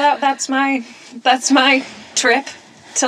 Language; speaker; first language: English; native; English